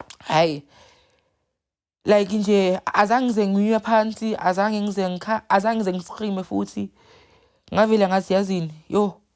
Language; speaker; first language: Zulu; native; Zulu